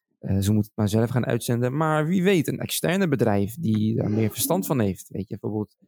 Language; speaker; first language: Dutch; native; Dutch